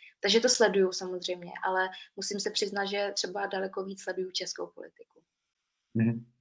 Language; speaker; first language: Czech; early bilingual, other home language; Vietnamese